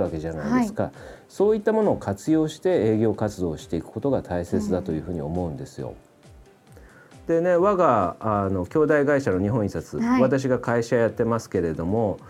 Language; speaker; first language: Japanese; native; Japanese